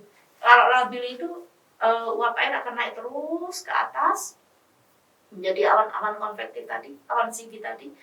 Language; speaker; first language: Indonesian; native; Indonesian